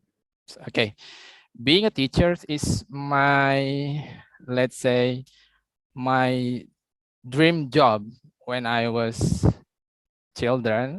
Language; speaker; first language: English; non-native, learner; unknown